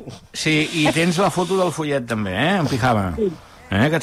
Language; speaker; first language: Catalan; native; Catalan